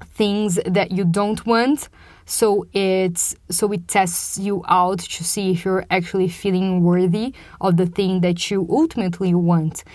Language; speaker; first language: English; non-native, fluent; Portuguese